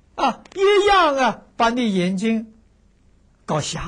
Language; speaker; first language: Chinese; native; Chinese